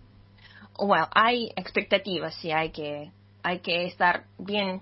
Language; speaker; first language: Spanish; non-native, fluent; Russian